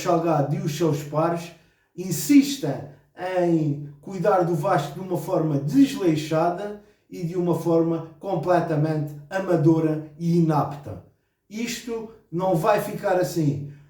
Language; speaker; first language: Portuguese; native; Portuguese